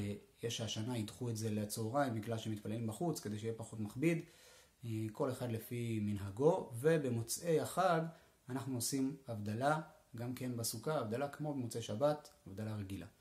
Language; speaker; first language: Hebrew; native; Hebrew